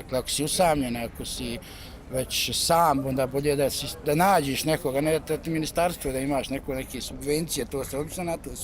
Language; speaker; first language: Bosnian; native; Bosnian